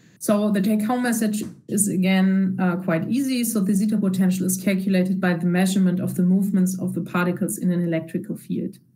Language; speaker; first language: English; non-native, fluent; German